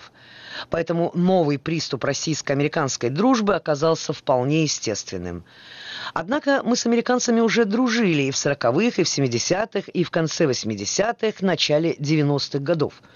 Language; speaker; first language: Russian; native; Russian